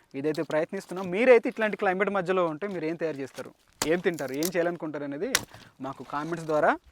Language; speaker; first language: Telugu; native; Telugu